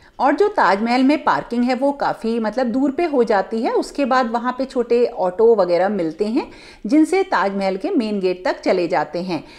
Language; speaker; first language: Hindi; native; Hindi